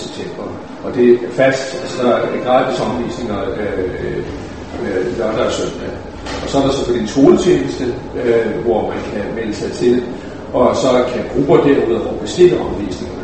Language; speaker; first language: Danish; native; Danish